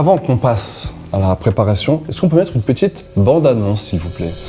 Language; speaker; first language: French; native; French